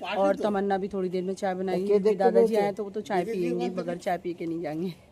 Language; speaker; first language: Hindi; non-native, local second language; Bangla